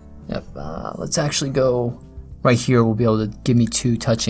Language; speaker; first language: English; native; English